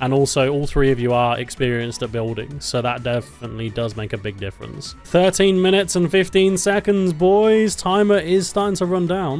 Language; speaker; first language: English; native; English